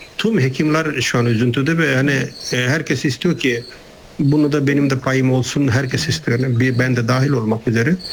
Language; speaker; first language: Turkish; non-native, fluent; Nepali